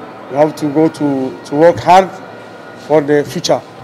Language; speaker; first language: English; non-native, learner; French